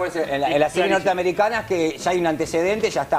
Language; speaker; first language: Spanish; native; Spanish